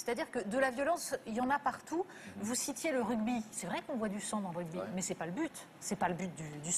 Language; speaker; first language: French; native; French